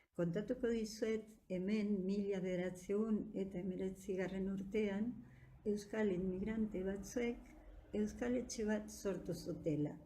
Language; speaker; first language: Basque; non-native, fluent; Spanish